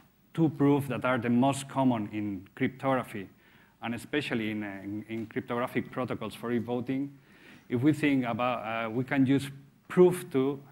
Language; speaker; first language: English; non-native, fluent; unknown